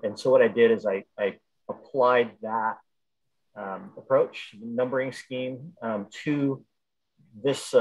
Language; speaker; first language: English; native; English